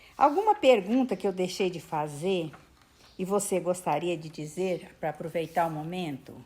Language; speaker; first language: Portuguese; native; Portuguese